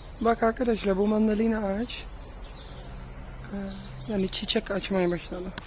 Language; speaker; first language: Turkish; early bilingual, heritage; Turkish